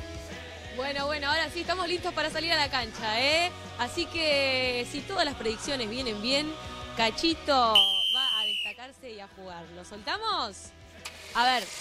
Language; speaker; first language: Spanish; native; Spanish